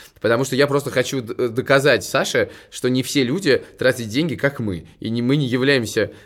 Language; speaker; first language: Russian; native; Russian